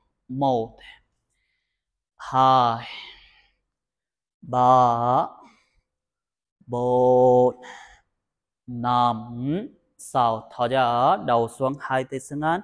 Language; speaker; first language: Vietnamese; non-native, learner; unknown